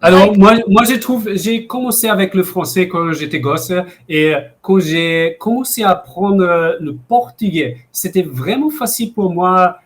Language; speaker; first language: French; early bilingual, heritage; English